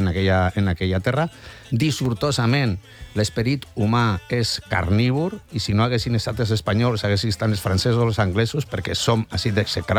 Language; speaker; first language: Catalan; non-native, local second language; Spanish